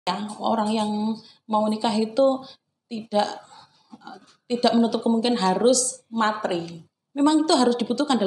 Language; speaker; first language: Indonesian; non-native, local second language; Javanese